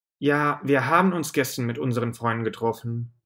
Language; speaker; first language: German; non-native, fluent; Russian